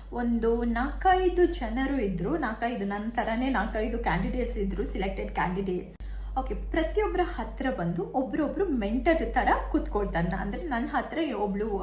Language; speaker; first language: Kannada; non-native, local second language; Tulu